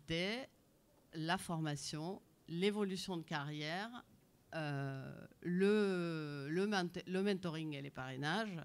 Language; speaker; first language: French; native; French